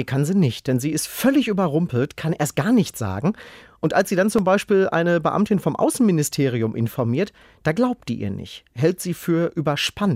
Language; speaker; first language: German; native; German